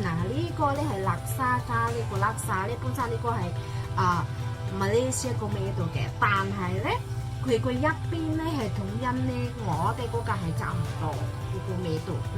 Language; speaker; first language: Cantonese; non-native, fluent; Indonesian